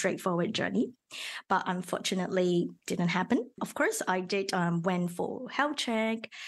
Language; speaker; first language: English; non-native, local second language; Chinese